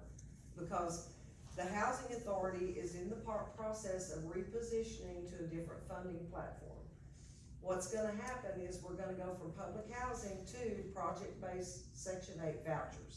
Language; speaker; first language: English; native; English